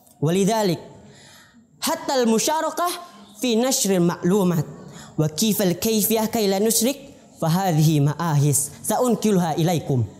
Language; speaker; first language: Arabic; non-native, learner; Indonesian